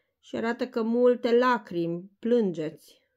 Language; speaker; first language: Romanian; native; Romanian